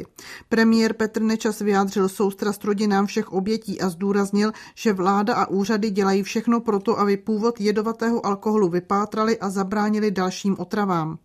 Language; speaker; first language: Czech; native; Czech